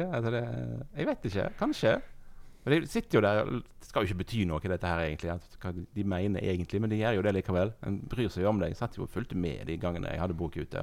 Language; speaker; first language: Norwegian; native; Norwegian